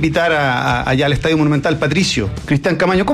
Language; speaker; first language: Spanish; native; Spanish